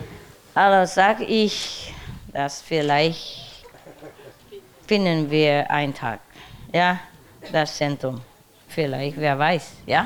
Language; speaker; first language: German; non-native, learner; Vietnamese